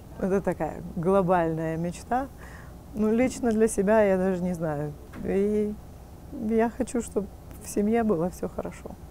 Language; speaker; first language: Russian; native; Russian